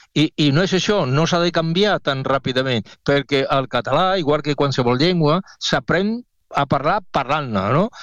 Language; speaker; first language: Catalan; non-native, local second language; Spanish